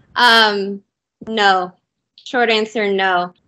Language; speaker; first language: English; native; English